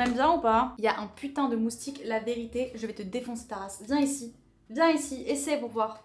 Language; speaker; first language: French; native; French